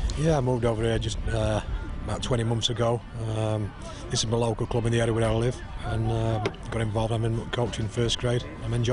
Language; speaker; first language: English; native; English